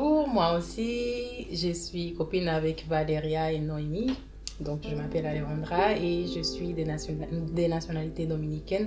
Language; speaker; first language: French; non-native, learner; Spanish